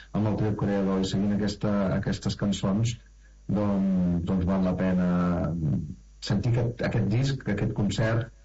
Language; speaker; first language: Catalan; native; Catalan